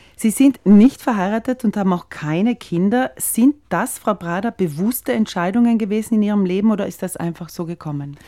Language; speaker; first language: German; native; German